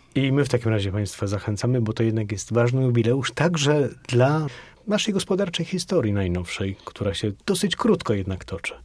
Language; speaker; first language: Polish; native; Polish